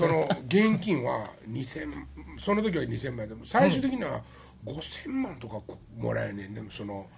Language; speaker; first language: Japanese; native; Japanese